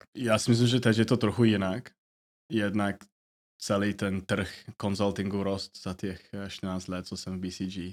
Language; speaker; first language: Czech; non-native, fluent; English